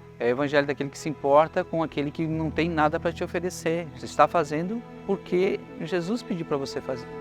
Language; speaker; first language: Portuguese; native; Portuguese